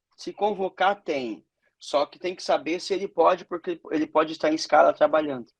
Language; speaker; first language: Portuguese; native; Portuguese